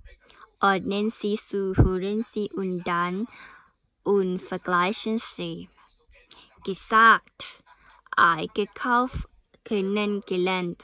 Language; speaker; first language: German; non-native, learner; Thai